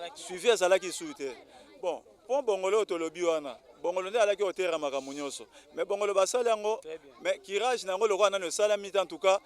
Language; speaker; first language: Lingala; native; Lingala